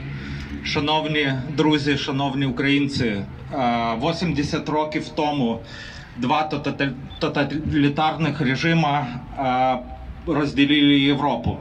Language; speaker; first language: Ukrainian; non-native, fluent; Lithuanian